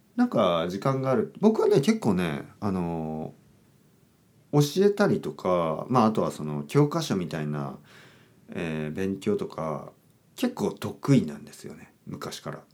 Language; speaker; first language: Japanese; native; Japanese